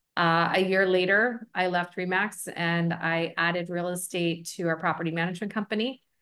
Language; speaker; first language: English; native; English